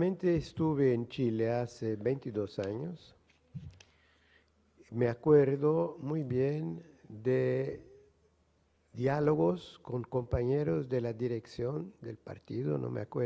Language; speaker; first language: Spanish; non-native, fluent; Portuguese